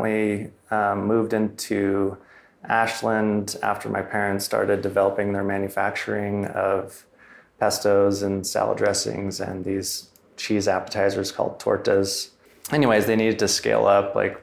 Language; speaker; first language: English; native; English